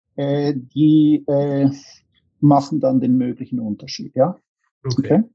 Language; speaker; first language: German; native; German